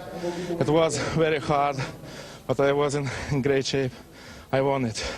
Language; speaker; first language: English; non-native, learner; Lithuanian